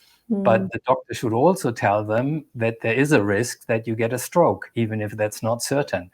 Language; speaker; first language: English; non-native, fluent; German